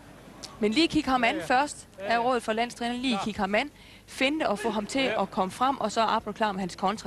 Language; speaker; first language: Danish; native; Danish